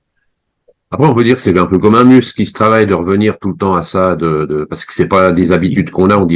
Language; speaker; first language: French; native; French